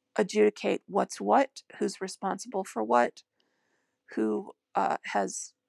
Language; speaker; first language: English; native; English